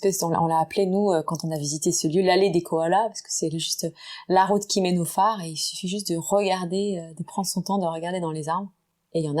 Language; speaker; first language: French; native; French